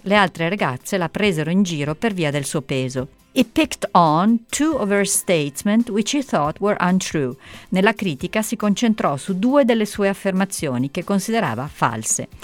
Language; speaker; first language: Italian; native; Italian